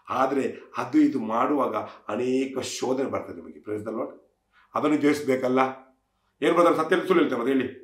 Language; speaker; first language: Kannada; non-native, local second language; Tulu